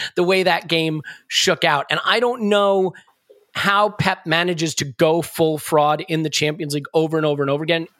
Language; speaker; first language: English; native; English